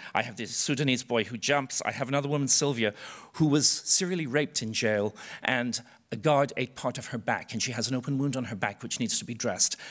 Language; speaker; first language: English; native; English